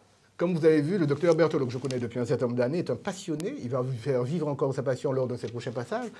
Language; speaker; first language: French; native; French